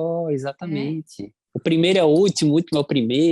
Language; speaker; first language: Portuguese; native; Portuguese